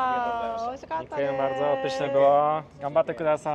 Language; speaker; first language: Polish; native; Polish